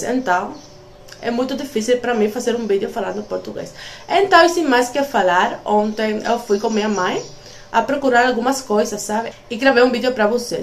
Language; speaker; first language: Portuguese; non-native, learner; Spanish